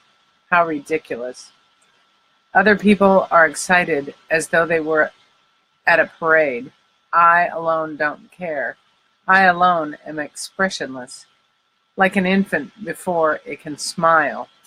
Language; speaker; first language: English; native; English